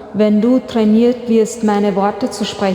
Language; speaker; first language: German; non-native, fluent; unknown